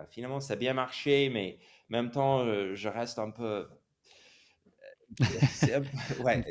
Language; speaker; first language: French; non-native, fluent; English